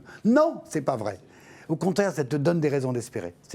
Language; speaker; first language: French; native; French